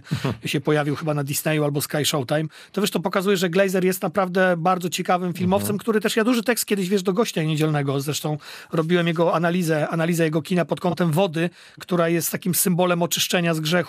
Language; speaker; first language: Polish; native; Polish